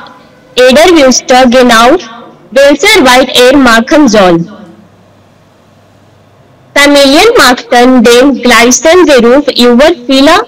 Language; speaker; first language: German; non-native, learner; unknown